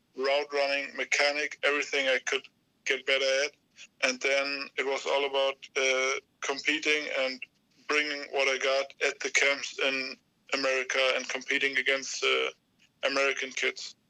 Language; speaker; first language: English; non-native, fluent; German